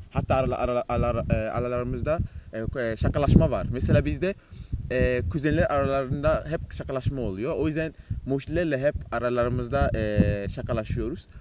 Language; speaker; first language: Turkish; non-native, fluent; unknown